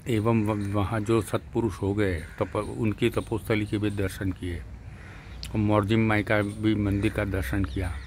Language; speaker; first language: Hindi; non-native, local second language; Gujarati